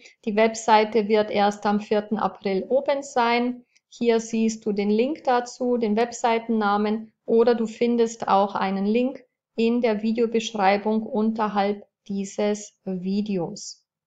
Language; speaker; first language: German; native; German